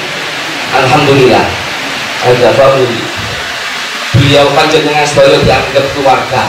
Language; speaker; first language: Indonesian; native; Indonesian